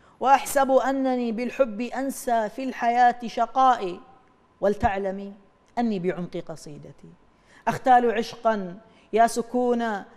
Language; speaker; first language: Arabic; native; Arabic